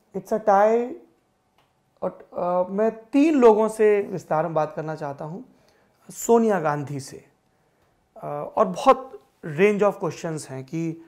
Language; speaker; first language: Hindi; native; Hindi